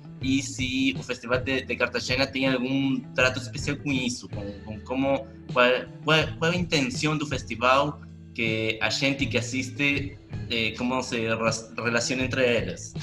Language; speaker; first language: Portuguese; non-native, learner; Spanish